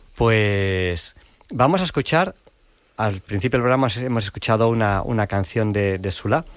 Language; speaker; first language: Spanish; native; Spanish